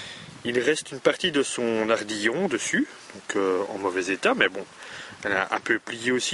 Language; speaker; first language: French; native; French